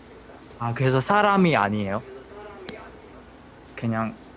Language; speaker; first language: Korean; non-native, learner; Chinese